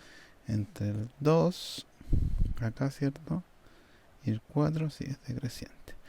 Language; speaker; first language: Spanish; native; Spanish